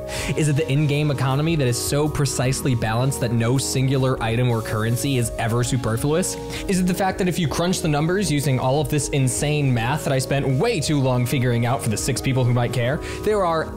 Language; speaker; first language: English; native; English